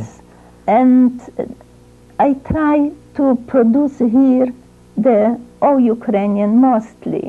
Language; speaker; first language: English; non-native, learner; Ukrainian